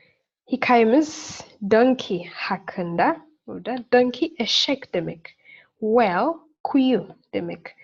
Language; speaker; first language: Turkish; non-native, learner; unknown